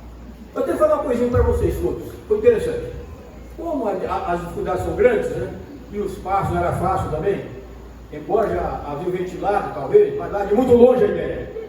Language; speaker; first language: Portuguese; native; Portuguese